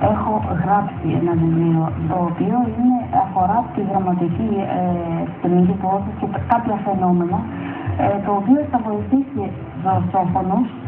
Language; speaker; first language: Greek; non-native, fluent; Russian